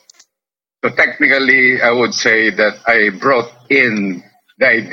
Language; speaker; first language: English; non-native, local second language; Filipino